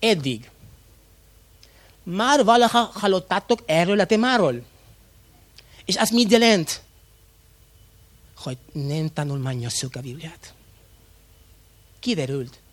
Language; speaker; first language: Hungarian; non-native, fluent; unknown